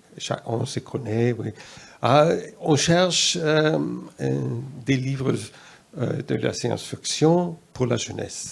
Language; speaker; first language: French; non-native, fluent; German